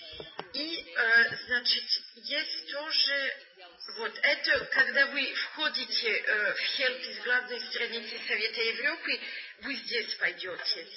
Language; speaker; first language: Russian; non-native, learner; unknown